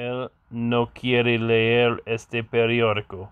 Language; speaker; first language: Spanish; non-native, learner; English